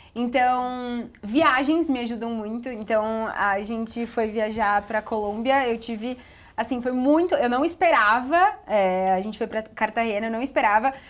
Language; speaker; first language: Portuguese; native; Portuguese